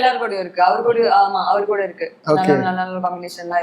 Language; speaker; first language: Tamil; native; Tamil